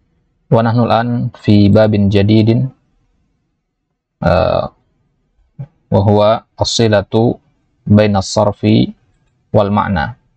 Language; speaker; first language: Arabic; non-native, fluent; Indonesian